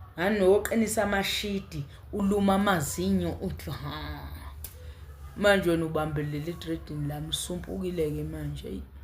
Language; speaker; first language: Zulu; native; Zulu